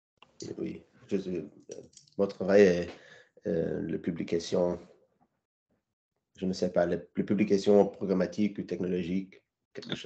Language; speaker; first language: French; non-native, learner; English